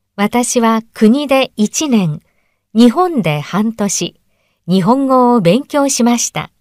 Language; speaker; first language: Japanese; native; Japanese